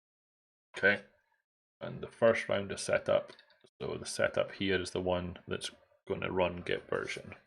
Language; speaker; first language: English; native; English